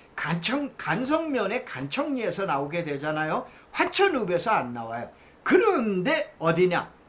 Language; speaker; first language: Korean; native; Korean